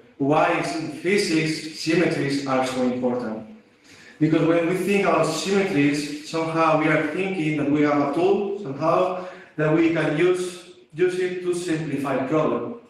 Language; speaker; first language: English; non-native, fluent; Spanish